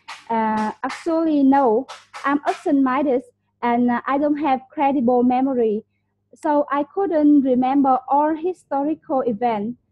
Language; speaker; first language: English; non-native, learner; Vietnamese